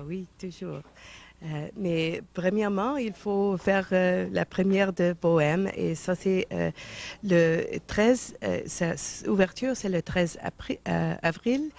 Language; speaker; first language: French; non-native, fluent; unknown